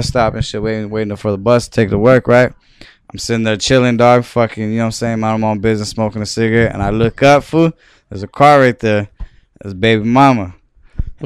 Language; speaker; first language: English; native; English